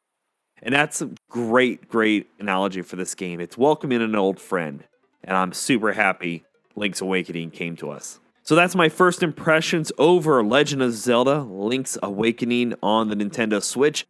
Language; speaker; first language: English; native; English